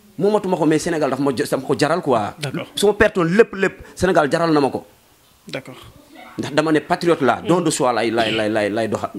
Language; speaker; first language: Wolof; non-native, local second language; Jola-Fonyi